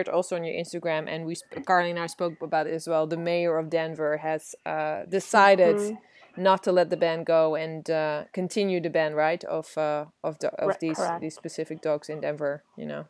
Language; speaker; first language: English; non-native, fluent; Dutch